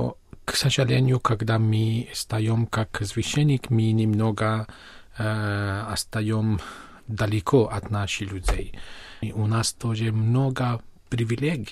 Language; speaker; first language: Russian; non-native, fluent; Armenian